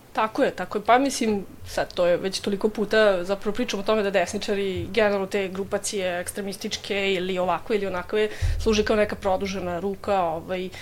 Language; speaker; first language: Serbian; native; Serbian